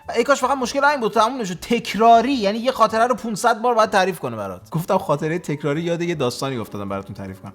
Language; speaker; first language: Persian; early bilingual, heritage; Persian